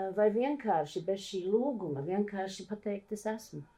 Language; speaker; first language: Latvian; early bilingual, heritage; Latvian